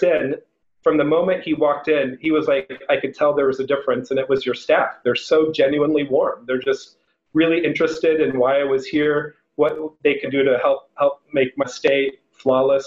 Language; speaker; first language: English; native; English